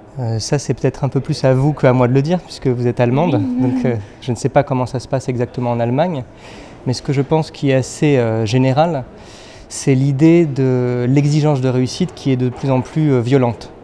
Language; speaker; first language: French; native; French